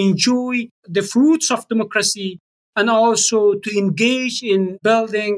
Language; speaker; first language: English; non-native, fluent; Persian